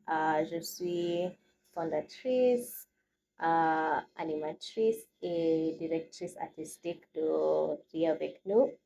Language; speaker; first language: French; non-native, learner; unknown